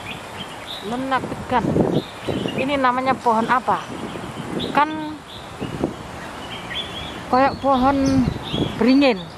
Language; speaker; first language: Indonesian; non-native, local second language; Javanese